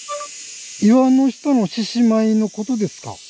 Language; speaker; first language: Japanese; native; Japanese